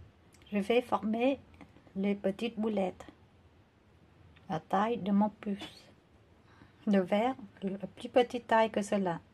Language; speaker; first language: French; non-native, learner; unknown